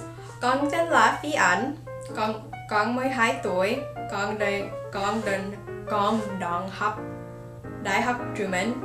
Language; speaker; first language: Vietnamese; early bilingual, heritage; Vietnamese